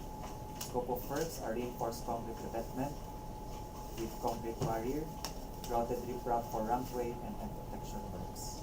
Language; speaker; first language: English; non-native, local second language; Cebuano